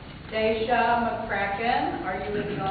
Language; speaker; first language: English; native; English